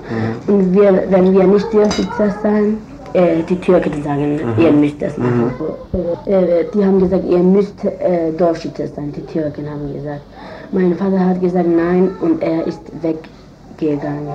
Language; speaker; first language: German; non-native, learner; Kurdish